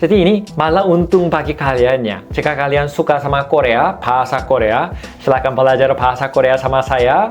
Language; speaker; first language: Indonesian; non-native, fluent; Korean